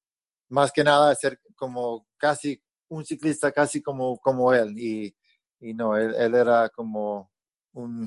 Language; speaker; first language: Spanish; early bilingual, heritage; Spanish